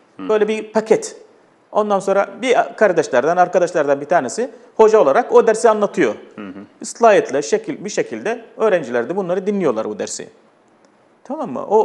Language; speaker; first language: Turkish; non-native, fluent; Arabic